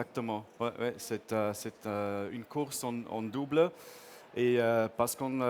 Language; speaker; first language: French; non-native, fluent; English